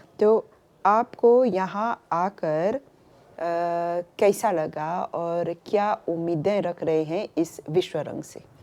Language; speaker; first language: Hindi; non-native, local second language; Morisyen